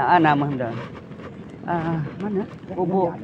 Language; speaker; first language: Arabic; non-native, learner; Malay